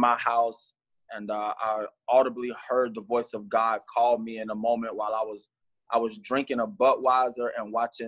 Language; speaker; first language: English; native; English